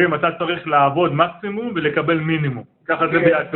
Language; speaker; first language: Hebrew; native; Hebrew